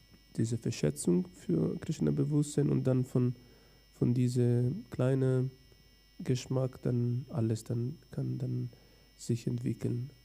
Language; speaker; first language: German; non-native, fluent; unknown